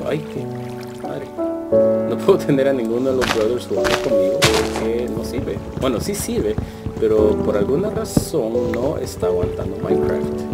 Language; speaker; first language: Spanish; early bilingual, heritage; Spanish